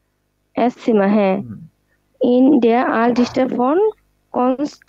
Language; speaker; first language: German; non-native, learner; Bangla